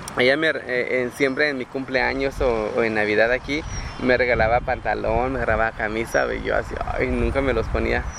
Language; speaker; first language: Spanish; native; Spanish